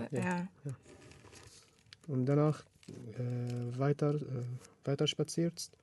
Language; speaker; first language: German; non-native, learner; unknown